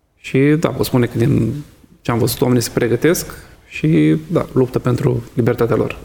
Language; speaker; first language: Romanian; native; Romanian